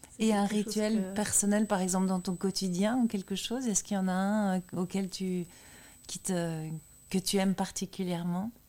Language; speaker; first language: French; native; French